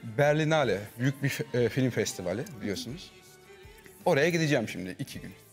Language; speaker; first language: Turkish; early bilingual, heritage; Turkish